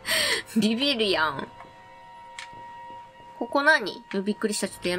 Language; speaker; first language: Japanese; native; Japanese